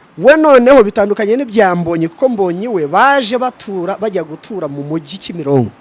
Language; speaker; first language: Kinyarwanda; native; Kinyarwanda